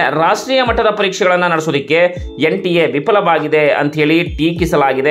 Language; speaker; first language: Kannada; native; Kannada